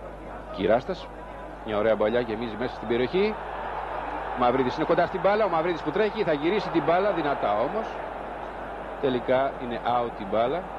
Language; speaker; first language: Greek; native; Greek